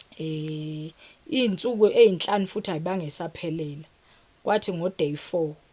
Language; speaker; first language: Zulu; native; Zulu